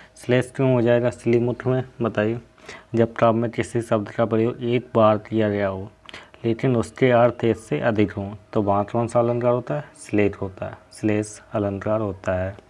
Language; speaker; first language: Hindi; native; Hindi